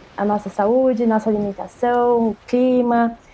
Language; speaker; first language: Portuguese; native; Portuguese